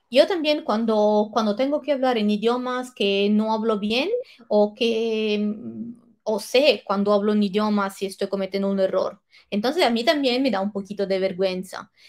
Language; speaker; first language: Spanish; non-native, fluent; Italian